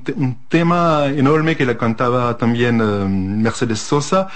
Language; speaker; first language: Spanish; non-native, fluent; French